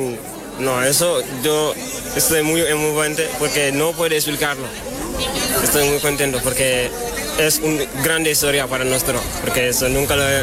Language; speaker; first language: Spanish; non-native, learner; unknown